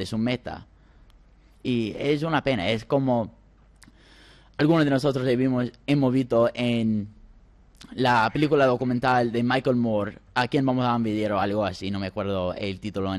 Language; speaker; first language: Spanish; non-native, fluent; English